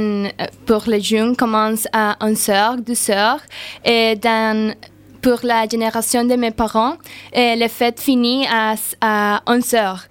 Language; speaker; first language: French; non-native, learner; Spanish